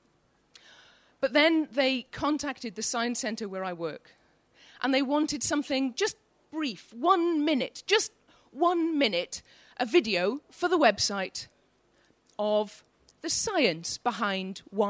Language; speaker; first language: English; native; English